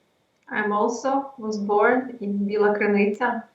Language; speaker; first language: English; non-native, learner; Ukrainian